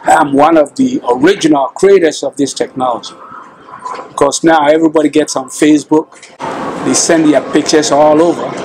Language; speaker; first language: English; non-native, local second language; Akan